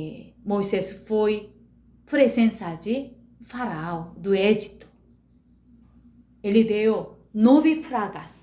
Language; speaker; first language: Portuguese; non-native, learner; Korean